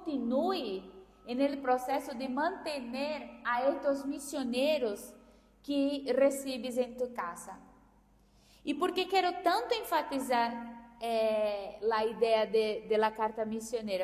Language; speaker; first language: Spanish; non-native, fluent; Portuguese